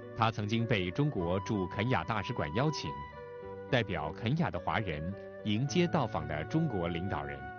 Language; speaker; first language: Chinese; non-native, local second language; Cantonese